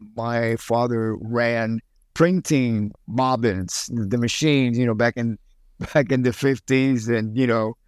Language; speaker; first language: English; early bilingual, other home language; Spanish